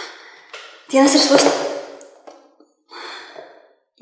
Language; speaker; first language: Spanish; non-native, learner; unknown